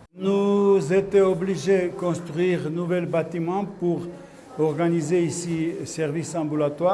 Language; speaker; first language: French; non-native, learner; Armenian